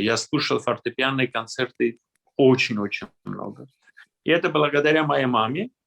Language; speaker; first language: Russian; non-native, local second language; Armenian